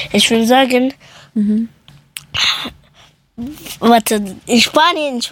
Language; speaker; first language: German; early bilingual, other home language; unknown